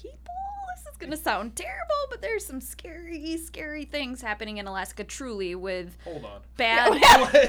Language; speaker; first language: English; native; English